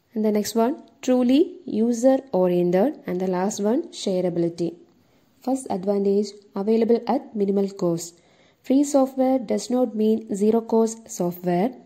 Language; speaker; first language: English; non-native, local second language; Malayalam